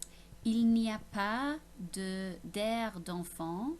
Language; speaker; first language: French; non-native, fluent; English